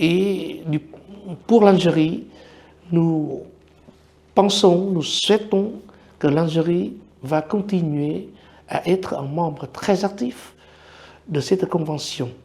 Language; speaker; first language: French; non-native, fluent; Vietnamese